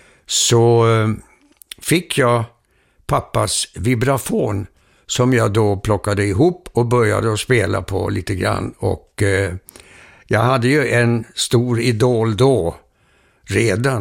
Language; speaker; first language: Swedish; early bilingual, heritage; Swedish